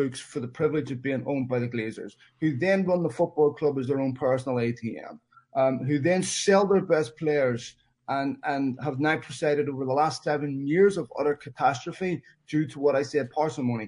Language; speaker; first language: English; native; English